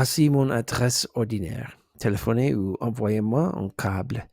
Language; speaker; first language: French; non-native, learner; English